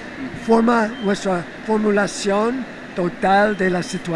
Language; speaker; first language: Spanish; non-native, fluent; English